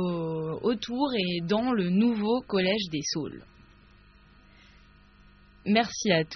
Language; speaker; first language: French; native; French